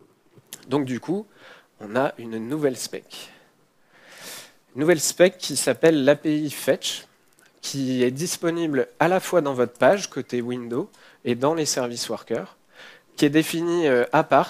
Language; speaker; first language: French; native; French